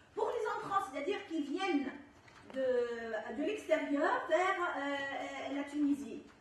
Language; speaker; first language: French; non-native, local second language; Arabic